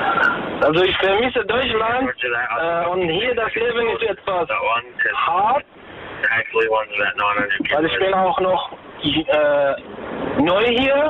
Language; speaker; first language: German; early bilingual, other home language; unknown